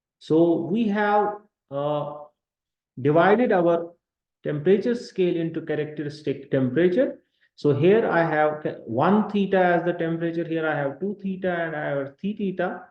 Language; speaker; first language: English; non-native, local second language; Kashmiri